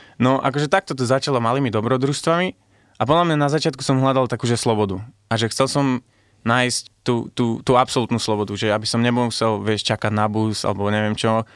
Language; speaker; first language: Slovak; early bilingual, heritage; Slovak